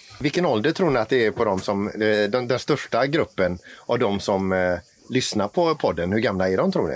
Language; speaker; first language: Swedish; native; Swedish